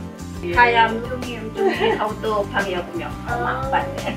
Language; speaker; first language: Chinese; non-native, learner; Indonesian